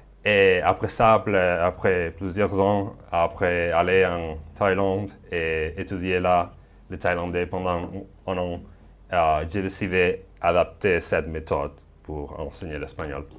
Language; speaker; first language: French; non-native, fluent; Spanish